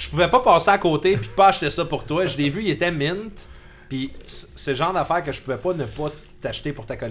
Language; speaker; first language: French; native; French